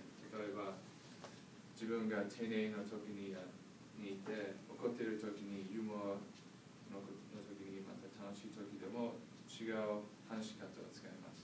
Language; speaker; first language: Japanese; non-native, learner; English